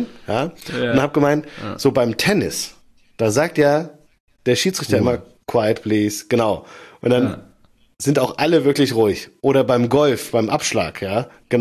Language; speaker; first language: German; native; German